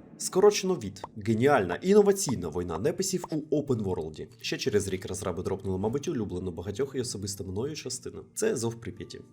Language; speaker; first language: Ukrainian; non-native, local second language; Russian